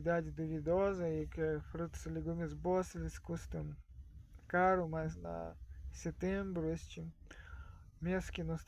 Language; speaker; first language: Portuguese; non-native, fluent; Russian